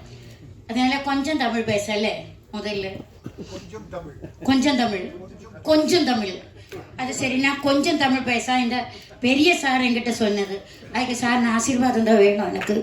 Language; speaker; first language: Tamil; non-native, learner; Malayalam